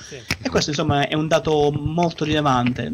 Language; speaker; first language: Italian; native; Italian